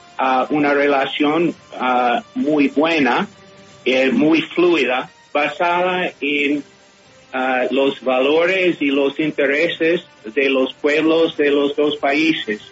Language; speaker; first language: Spanish; non-native, fluent; English